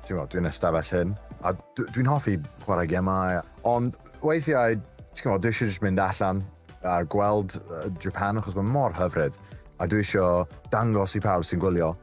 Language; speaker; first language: Welsh; non-native, local second language; English